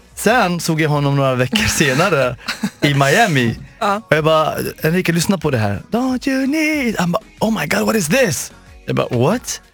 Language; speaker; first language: Swedish; non-native, fluent; Arabic